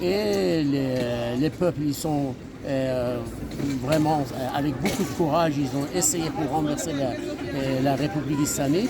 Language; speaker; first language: French; non-native, fluent; Persian